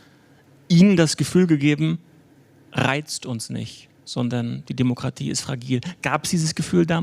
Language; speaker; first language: German; native; German